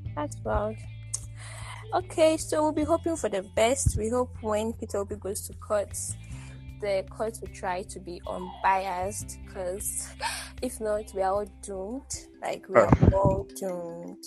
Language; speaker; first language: English; non-native, local second language; Ibibio